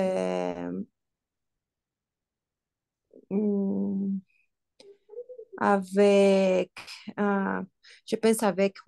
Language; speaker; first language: French; non-native, learner; Spanish